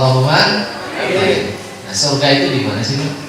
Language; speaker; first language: Indonesian; non-native, local second language; Javanese